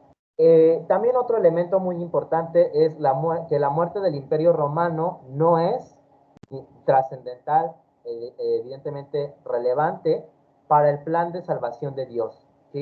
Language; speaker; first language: Spanish; native; Spanish